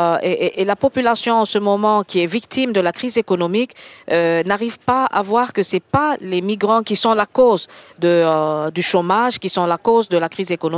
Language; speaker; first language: French; native; French